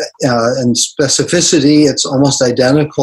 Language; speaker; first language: English; native; English